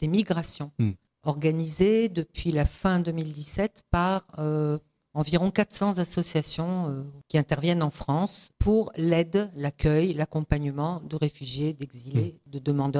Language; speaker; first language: French; native; French